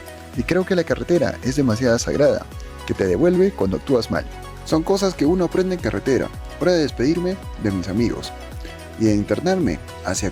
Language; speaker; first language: Spanish; native; Spanish